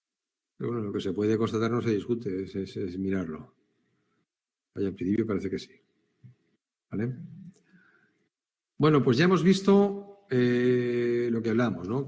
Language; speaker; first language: Spanish; native; Spanish